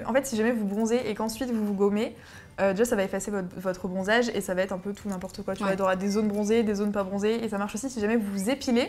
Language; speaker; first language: French; native; French